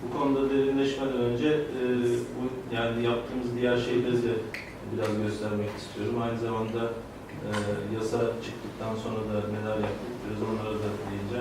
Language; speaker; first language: Turkish; native; Turkish